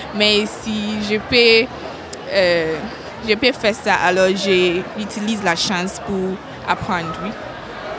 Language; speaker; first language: French; non-native, learner; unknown